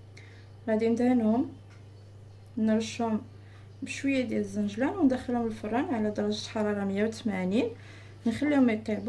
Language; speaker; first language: Arabic; native; Arabic